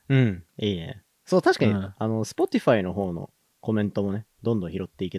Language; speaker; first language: Japanese; native; Japanese